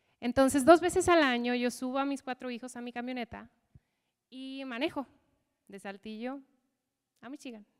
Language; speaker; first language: Spanish; non-native, fluent; English